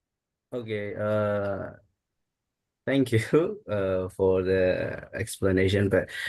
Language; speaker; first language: English; non-native, learner; Indonesian